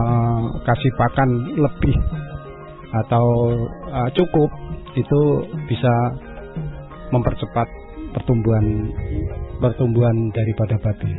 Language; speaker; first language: Indonesian; non-native, local second language; Javanese